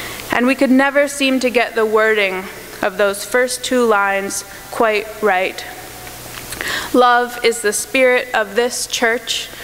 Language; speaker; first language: English; native; English